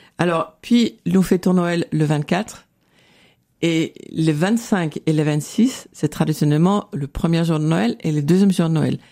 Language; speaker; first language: French; non-native, fluent; Danish